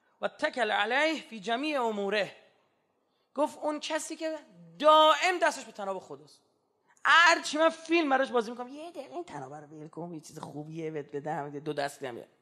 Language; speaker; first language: Persian; native; Persian